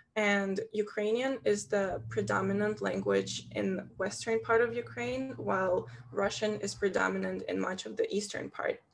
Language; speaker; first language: English; non-native, fluent; Ukrainian